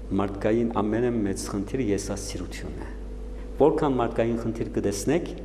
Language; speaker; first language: Armenian; native; Armenian